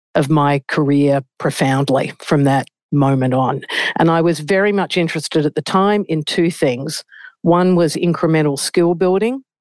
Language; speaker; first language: English; native; English